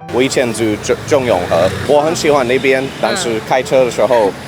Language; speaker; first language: Chinese; non-native, learner; English